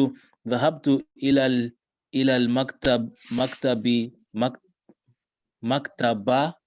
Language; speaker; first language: Arabic; non-native, learner; English